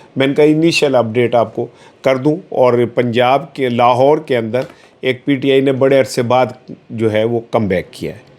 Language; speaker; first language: Urdu; non-native, local second language; Punjabi